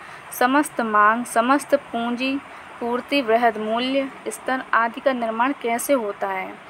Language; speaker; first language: Hindi; native; Hindi